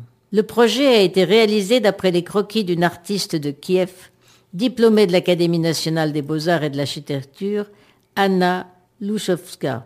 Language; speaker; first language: French; native; French